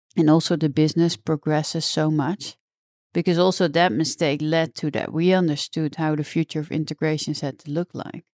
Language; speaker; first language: English; non-native, fluent; Dutch